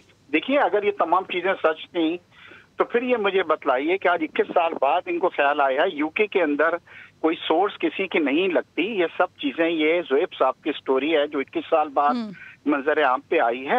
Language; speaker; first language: Urdu; native; Urdu